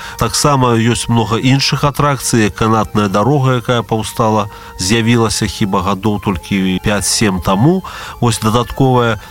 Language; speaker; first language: Belarusian; native; Belarusian